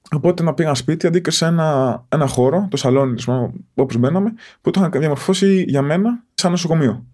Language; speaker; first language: Greek; native; Greek